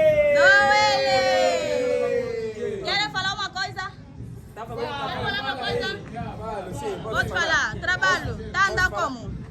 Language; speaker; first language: Portuguese; non-native, learner; Lingala